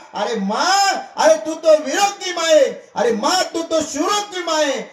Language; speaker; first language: Hindi; non-native, local second language; Marathi